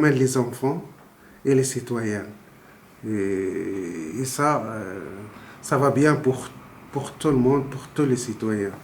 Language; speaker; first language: French; non-native, learner; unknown